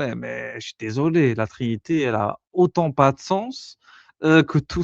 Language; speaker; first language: French; native; French